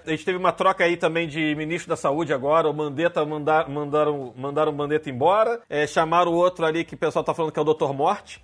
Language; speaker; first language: Portuguese; native; Portuguese